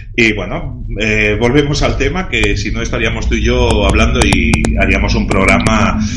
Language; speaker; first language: Spanish; non-native, local second language; Catalan